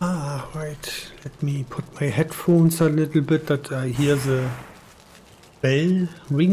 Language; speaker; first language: English; non-native, learner; German